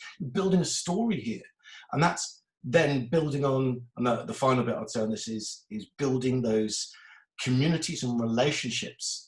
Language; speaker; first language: English; native; English